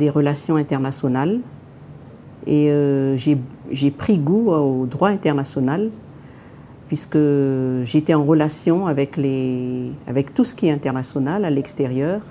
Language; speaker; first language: French; non-native, local second language; Malagasy